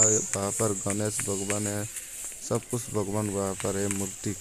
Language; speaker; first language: Hindi; non-native, local second language; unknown